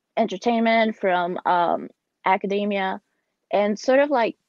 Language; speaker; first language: English; non-native, fluent; Portuguese